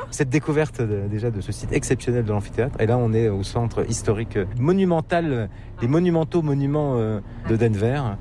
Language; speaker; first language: French; native; French